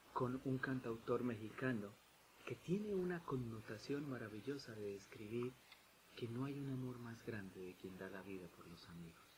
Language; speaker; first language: Spanish; native; Spanish